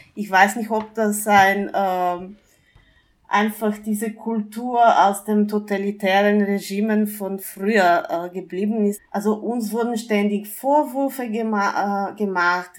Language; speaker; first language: German; non-native, fluent; Bulgarian